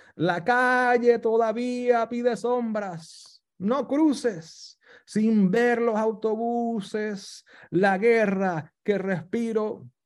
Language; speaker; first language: Spanish; early bilingual, heritage; Spanish